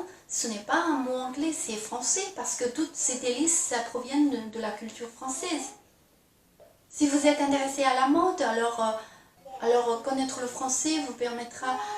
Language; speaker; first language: French; non-native, fluent; Chinese